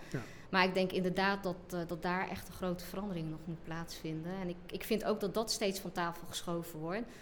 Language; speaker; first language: Dutch; native; Dutch